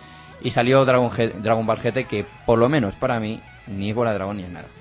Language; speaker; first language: Spanish; native; Spanish